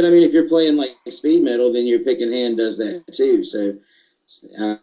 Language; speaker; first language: English; native; English